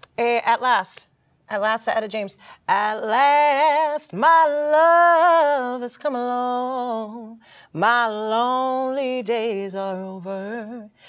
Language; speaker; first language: English; early bilingual, other home language; Spanish